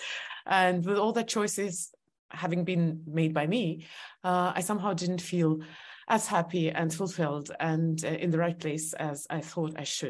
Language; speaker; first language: English; non-native, fluent; Estonian